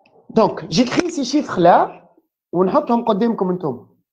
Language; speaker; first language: French; non-native, local second language; Arabic